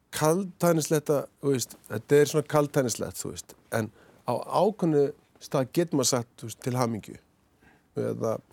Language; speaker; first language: Icelandic; native; Icelandic